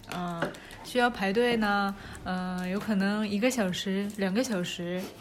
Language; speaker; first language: Chinese; non-native, fluent; Russian